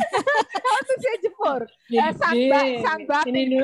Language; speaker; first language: English; non-native, learner; Indonesian